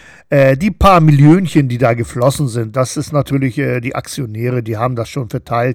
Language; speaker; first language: German; native; German